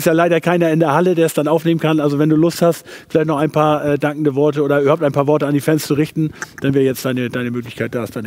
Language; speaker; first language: German; native; German